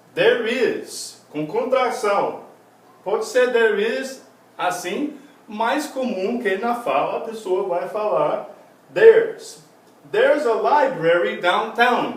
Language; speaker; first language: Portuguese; non-native, fluent; English